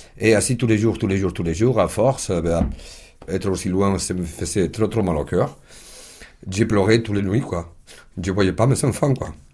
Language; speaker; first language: French; non-native, fluent; Spanish